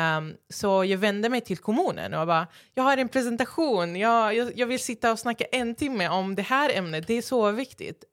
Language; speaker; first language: Swedish; early bilingual, other home language; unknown